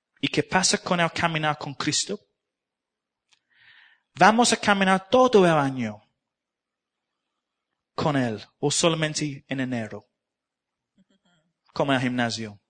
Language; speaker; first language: Spanish; non-native, learner; English